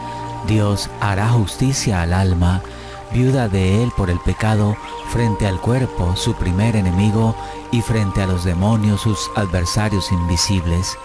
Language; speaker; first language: Spanish; native; Spanish